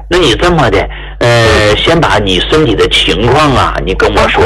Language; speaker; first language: Chinese; native; Chinese